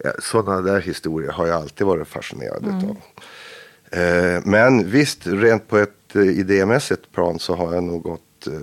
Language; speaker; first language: Swedish; native; Swedish